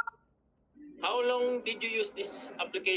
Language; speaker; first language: English; non-native, learner; Filipino